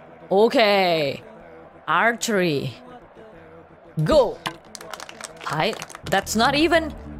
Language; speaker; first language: English; non-native, fluent; Indonesian